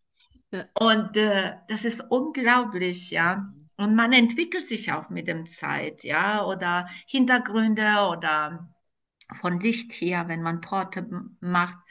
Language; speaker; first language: German; non-native, fluent; Croatian